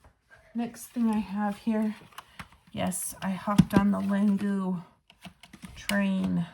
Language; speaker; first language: English; native; English